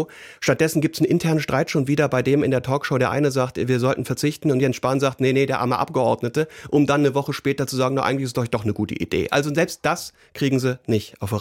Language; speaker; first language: German; native; German